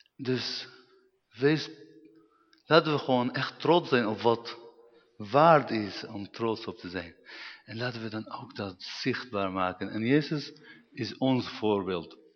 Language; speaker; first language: Dutch; non-native, fluent; Arabic